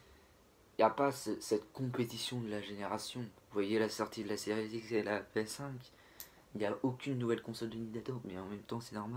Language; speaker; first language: French; native; French